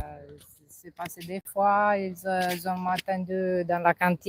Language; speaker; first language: French; non-native, learner; Italian